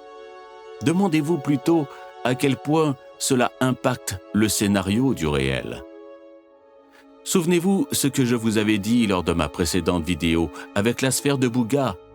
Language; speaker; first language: French; native; French